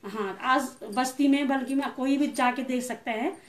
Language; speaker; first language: Hindi; non-native, local second language; Garhwali